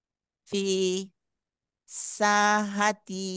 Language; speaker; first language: Arabic; non-native, learner; Malay